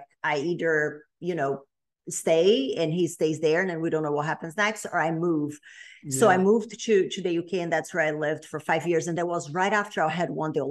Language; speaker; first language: English; non-native, fluent; Portuguese